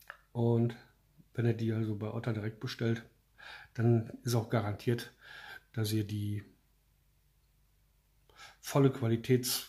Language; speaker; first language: German; native; German